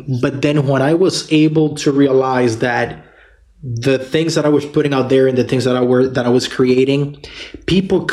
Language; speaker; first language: English; non-native, fluent; Spanish